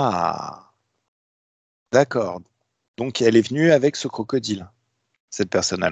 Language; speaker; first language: French; native; French